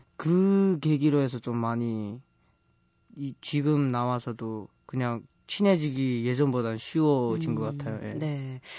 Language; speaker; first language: Korean; early bilingual, heritage; Korean